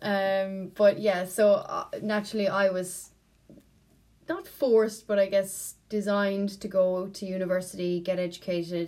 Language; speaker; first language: English; native; English